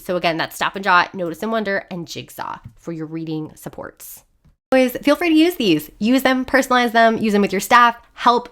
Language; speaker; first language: English; native; English